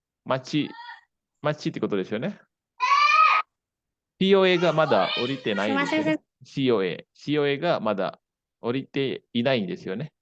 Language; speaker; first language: Japanese; non-native, fluent; Indonesian